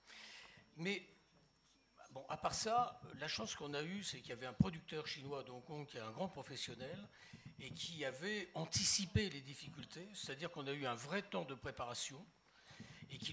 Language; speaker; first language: French; native; French